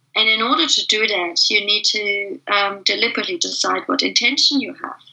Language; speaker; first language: English; non-native, fluent; German